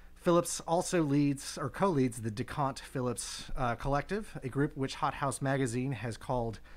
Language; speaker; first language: English; native; English